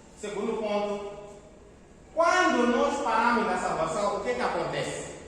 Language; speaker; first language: Portuguese; non-native, local second language; Tsonga